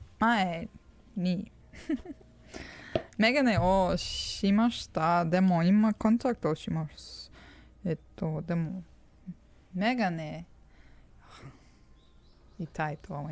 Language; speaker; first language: Japanese; non-native, learner; English